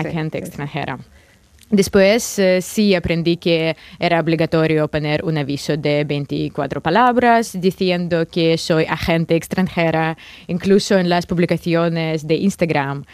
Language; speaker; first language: Spanish; non-native, fluent; Russian